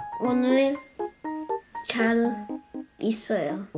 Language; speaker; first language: Korean; early bilingual, heritage; English